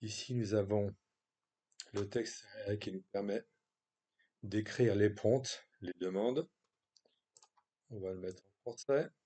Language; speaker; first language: French; native; French